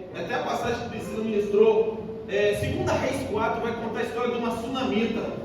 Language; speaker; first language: Portuguese; native; Portuguese